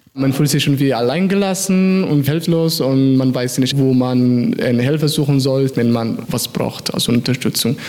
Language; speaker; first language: German; non-native, fluent; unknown